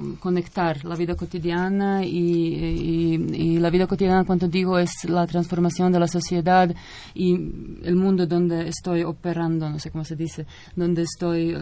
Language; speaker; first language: Spanish; non-native, fluent; Croatian